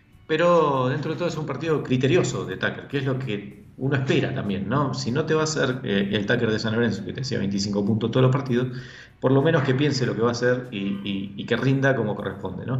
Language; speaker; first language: Spanish; native; Spanish